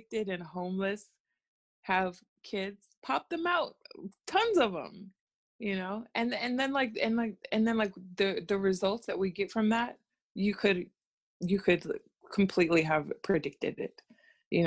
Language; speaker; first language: English; native; English